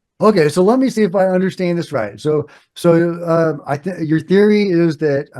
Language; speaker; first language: English; native; English